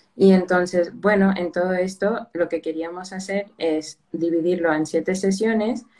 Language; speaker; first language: Spanish; early bilingual, heritage; Spanish